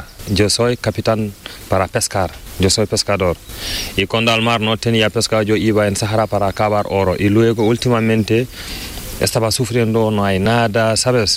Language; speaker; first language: Spanish; non-native, learner; Fula